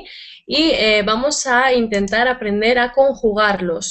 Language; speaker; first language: Spanish; native; Spanish